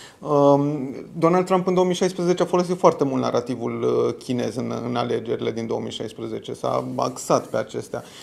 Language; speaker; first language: Romanian; native; Romanian